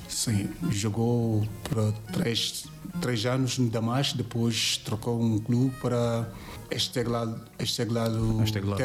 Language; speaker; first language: Portuguese; non-native, learner; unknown